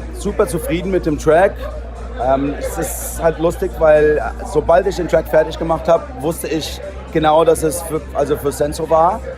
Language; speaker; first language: German; early bilingual, heritage; Portuguese